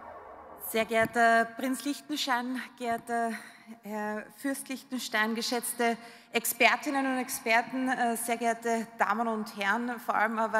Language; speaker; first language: German; native; German